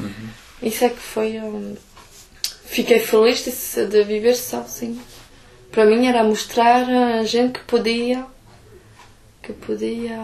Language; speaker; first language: Portuguese; early bilingual, heritage; Portuguese